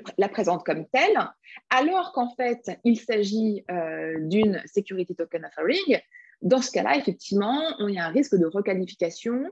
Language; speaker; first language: French; native; French